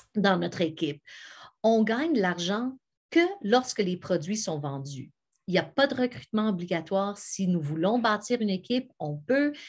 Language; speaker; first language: French; native; French